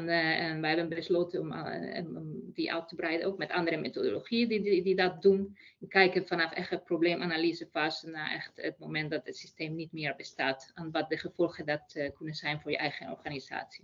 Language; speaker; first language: Dutch; non-native, fluent; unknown